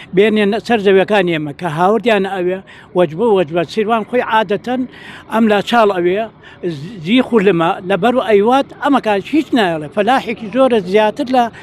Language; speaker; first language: Central Kurdish; native; Central Kurdish